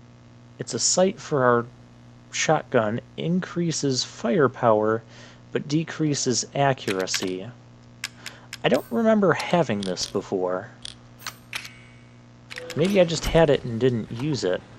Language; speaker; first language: English; native; English